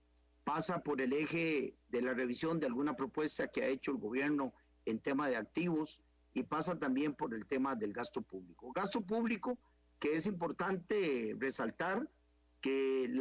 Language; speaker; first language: Spanish; native; Spanish